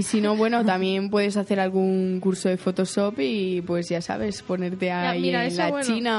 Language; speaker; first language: Spanish; native; Spanish